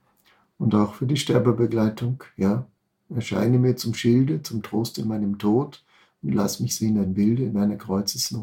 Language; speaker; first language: German; native; German